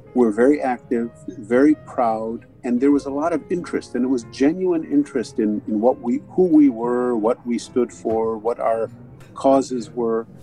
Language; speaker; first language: English; early bilingual, other home language; Arabic